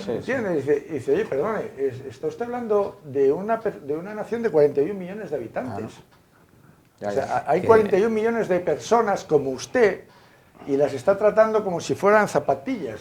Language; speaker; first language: Spanish; native; Spanish